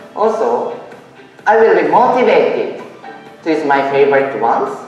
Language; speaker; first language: English; non-native, learner; Japanese